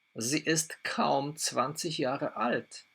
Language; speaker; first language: German; non-native, fluent; Polish